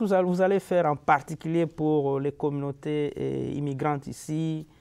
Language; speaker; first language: French; non-native, local second language; Lingala